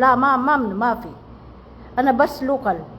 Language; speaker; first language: Arabic; non-native, learner; Filipino